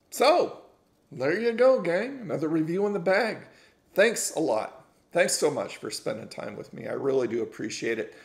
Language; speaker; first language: English; native; English